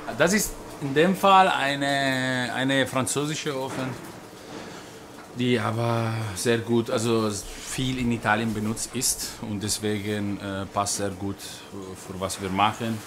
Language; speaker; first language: German; non-native, fluent; Italian